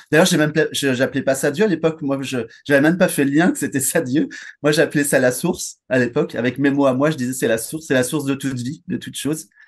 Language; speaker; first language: French; native; French